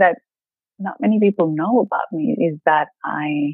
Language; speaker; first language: English; non-native, fluent; Greek